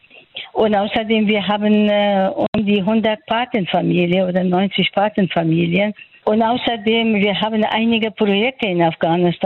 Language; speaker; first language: German; non-native, fluent; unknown